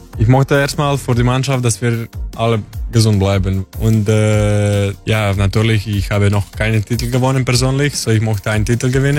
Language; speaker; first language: German; non-native, learner; Croatian